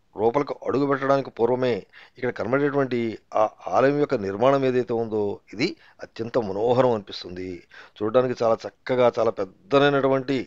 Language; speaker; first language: Telugu; native; Telugu